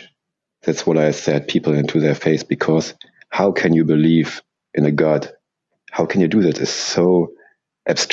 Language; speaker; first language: English; non-native, fluent; German